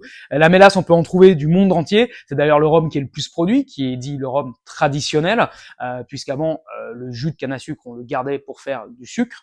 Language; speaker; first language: French; native; French